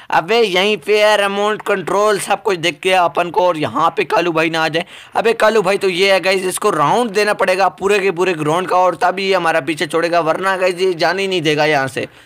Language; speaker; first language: Hindi; native; Hindi